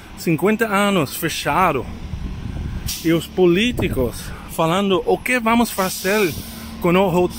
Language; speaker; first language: Portuguese; non-native, learner; English